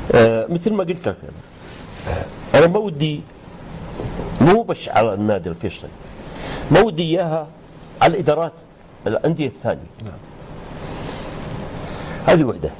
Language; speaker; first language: Arabic; native; Arabic